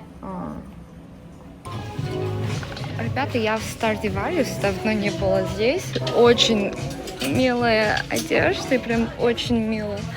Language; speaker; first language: Russian; non-native, fluent; Korean